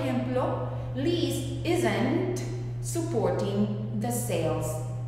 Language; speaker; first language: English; non-native, fluent; Spanish